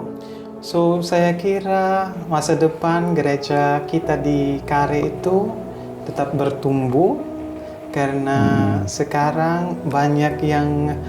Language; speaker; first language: Indonesian; non-native, fluent; Hiligaynon